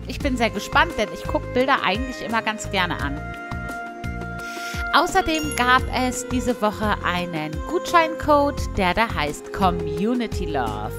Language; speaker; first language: German; native; German